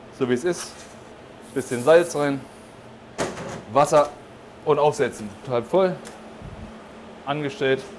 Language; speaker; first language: German; native; German